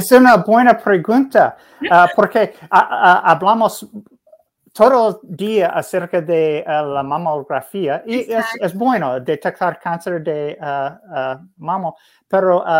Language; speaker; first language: Spanish; non-native, learner; English